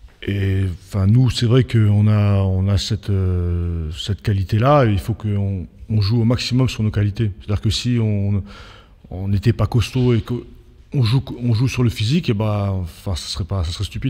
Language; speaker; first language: French; native; French